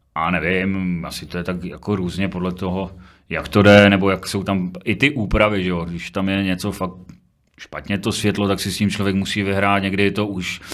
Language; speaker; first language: Czech; native; Czech